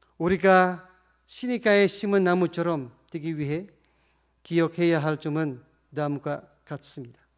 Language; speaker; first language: Korean; non-native, fluent; Indonesian